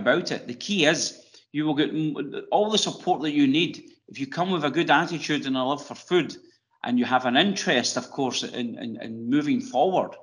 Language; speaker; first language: English; native; English